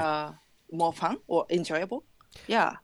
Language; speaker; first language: English; non-native, learner; Japanese